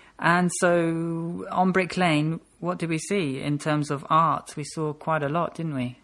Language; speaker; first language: English; native; English